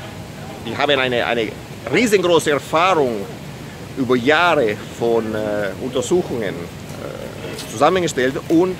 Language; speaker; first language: German; non-native, fluent; Italian